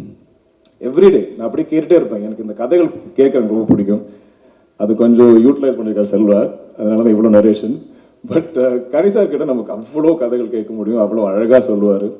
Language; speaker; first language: Tamil; non-native, local second language; Malayalam